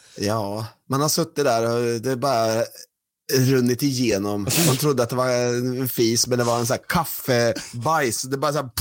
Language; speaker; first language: Swedish; native; Swedish